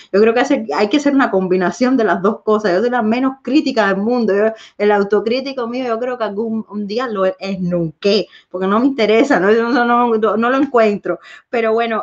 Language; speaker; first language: Spanish; native; Spanish